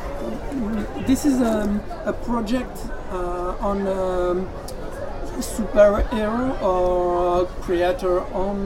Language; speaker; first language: English; non-native, learner; French